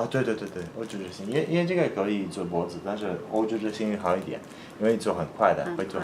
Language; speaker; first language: Chinese; non-native, learner; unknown